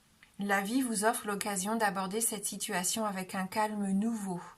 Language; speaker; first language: French; native; French